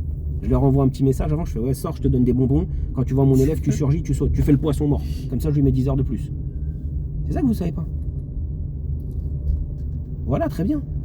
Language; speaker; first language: French; native; French